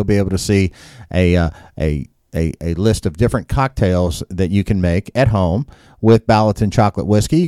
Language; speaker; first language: English; native; English